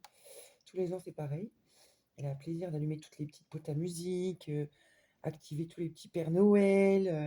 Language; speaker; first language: French; native; French